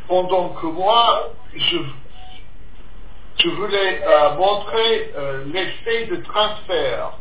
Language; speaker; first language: French; non-native, fluent; English